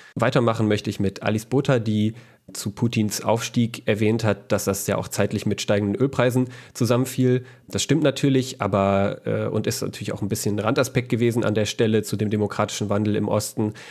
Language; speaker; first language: German; native; German